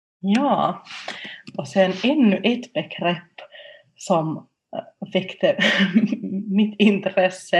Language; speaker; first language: Swedish; non-native, local second language; Finnish